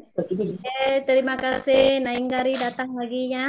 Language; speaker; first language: Indonesian; non-native, fluent; Vietnamese